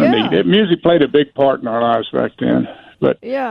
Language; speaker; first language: English; native; English